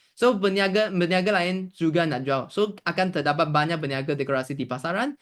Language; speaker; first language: Malay; non-native, local second language; Chinese